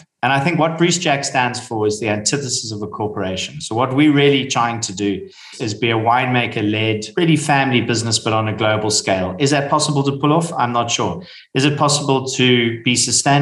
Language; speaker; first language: English; native; English